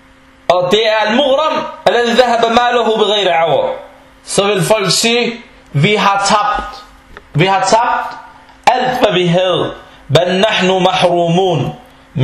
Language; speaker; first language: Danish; non-native, local second language; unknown